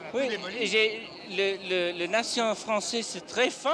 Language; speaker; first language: French; non-native, learner; English